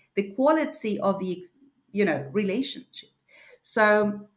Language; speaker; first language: English; non-native, fluent; Spanish